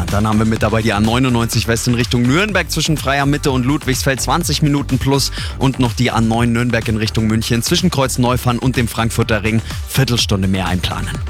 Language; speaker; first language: German; native; German